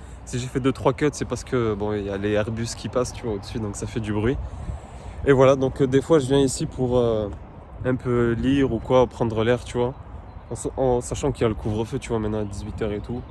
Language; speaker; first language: French; native; French